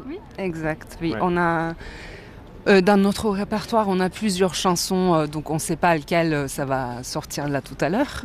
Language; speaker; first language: French; non-native, fluent; Turkish